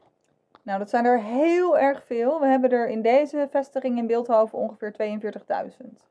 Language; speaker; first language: Dutch; native; Dutch